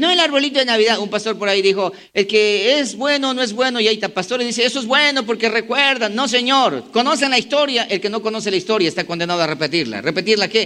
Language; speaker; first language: Spanish; native; Spanish